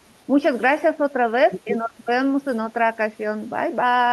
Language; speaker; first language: Spanish; non-native, learner; Russian